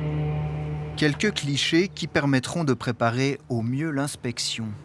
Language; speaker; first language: French; native; French